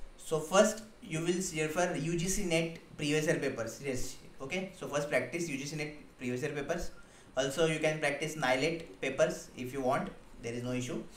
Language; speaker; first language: English; non-native, local second language; Hindi